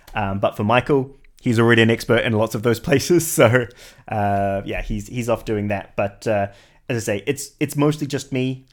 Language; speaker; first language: English; native; English